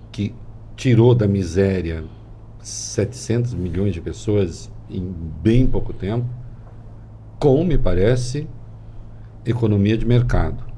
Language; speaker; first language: Portuguese; native; Portuguese